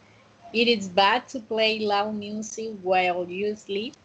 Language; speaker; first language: English; non-native, fluent; Spanish